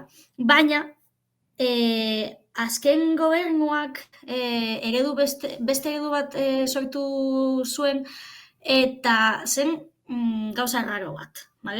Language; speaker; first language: Basque; non-native, fluent; Catalan